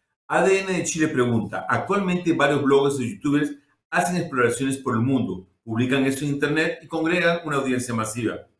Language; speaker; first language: Spanish; native; Spanish